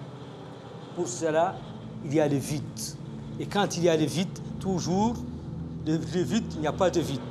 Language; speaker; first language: French; non-native, local second language; Arabic